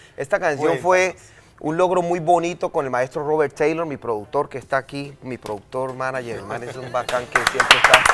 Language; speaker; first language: Spanish; native; Spanish